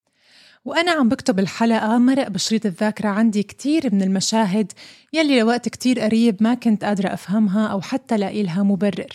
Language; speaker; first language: Arabic; native; Arabic